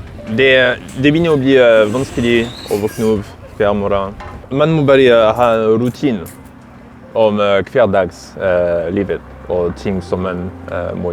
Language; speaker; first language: Norwegian; non-native, fluent; French